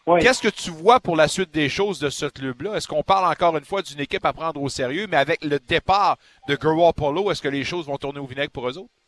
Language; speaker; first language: French; native; French